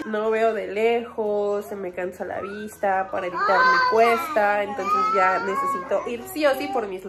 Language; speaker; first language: Spanish; native; Spanish